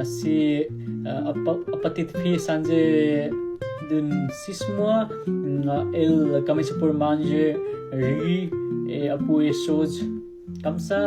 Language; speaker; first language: French; non-native, learner; Nepali